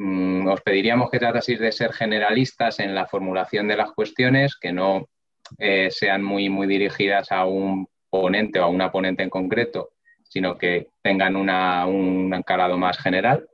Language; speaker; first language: Spanish; native; Spanish